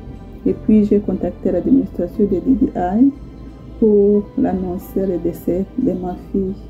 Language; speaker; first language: French; non-native, fluent; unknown